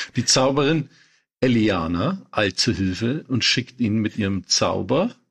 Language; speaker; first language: German; native; German